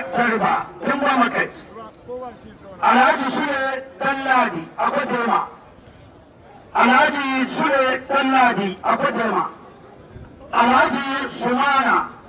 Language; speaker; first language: Hausa; non-native, local second language; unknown